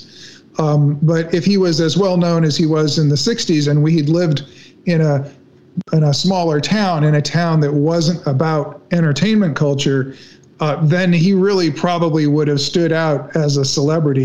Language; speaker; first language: English; native; English